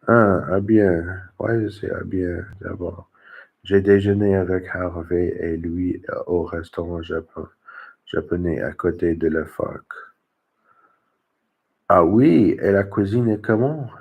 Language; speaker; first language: French; non-native, learner; English